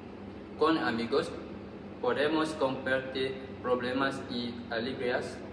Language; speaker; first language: Spanish; non-native, learner; Malay